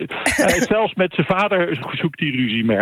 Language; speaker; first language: Dutch; native; Dutch